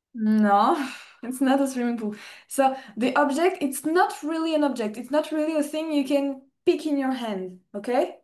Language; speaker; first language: English; non-native, fluent; French